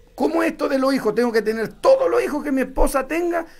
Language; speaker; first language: Spanish; native; Spanish